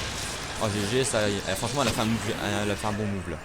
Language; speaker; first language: French; native; French